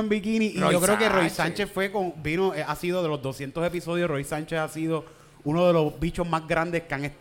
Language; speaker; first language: Spanish; native; Spanish